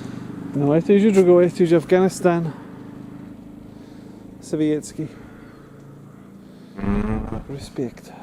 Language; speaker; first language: Russian; non-native, fluent; English